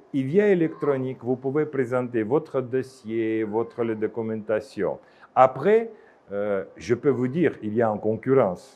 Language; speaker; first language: French; non-native, fluent; Russian